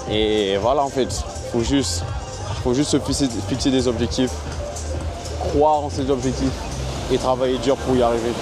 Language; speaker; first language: French; native; French